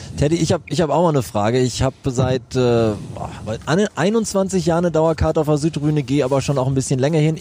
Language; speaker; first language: German; native; German